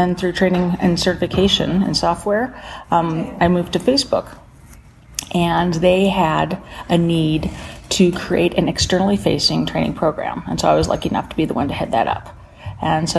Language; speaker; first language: English; native; English